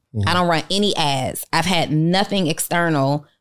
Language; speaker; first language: English; native; English